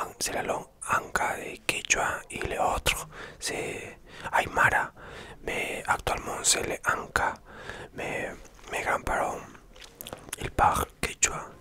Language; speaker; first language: French; non-native, learner; Spanish